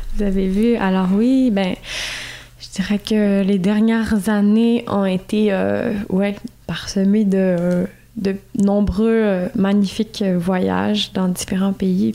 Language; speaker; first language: French; native; French